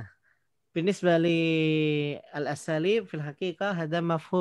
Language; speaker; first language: Arabic; non-native, fluent; Indonesian